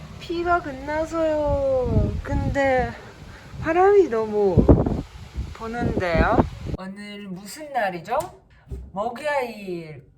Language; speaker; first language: Korean; non-native, fluent; Russian